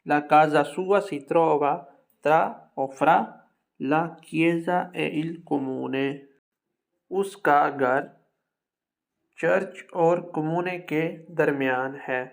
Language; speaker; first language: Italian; non-native, fluent; Urdu